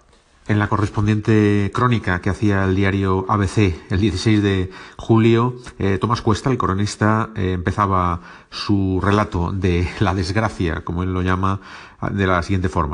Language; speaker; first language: Spanish; native; Spanish